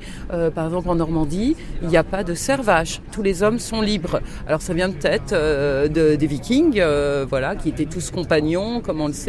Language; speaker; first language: French; native; French